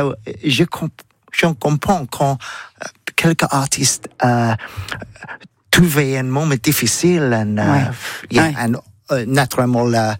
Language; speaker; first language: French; non-native, learner; English